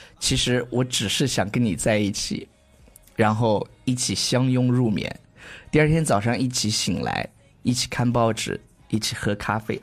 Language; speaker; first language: Chinese; native; Chinese